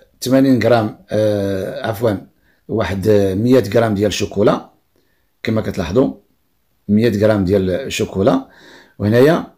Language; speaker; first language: Arabic; native; Arabic